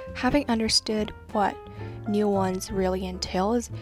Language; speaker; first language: English; non-native, local second language; Cantonese